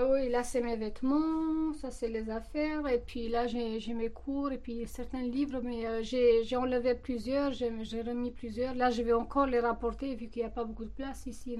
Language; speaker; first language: French; non-native, fluent; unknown